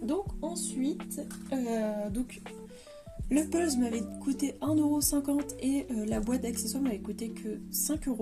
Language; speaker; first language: French; native; French